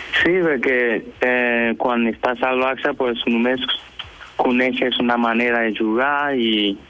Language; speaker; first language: Catalan; early bilingual, other home language; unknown